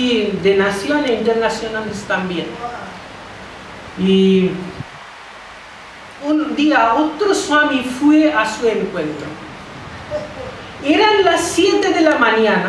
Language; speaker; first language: Spanish; non-native, fluent; Bangla